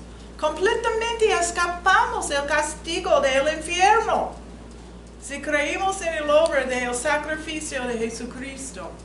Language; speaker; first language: Spanish; non-native, fluent; English